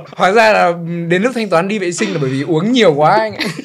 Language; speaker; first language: Vietnamese; native; Vietnamese